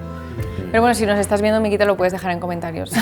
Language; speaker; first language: Spanish; native; Spanish